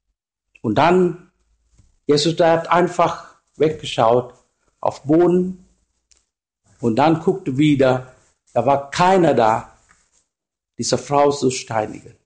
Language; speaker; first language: German; non-native, learner; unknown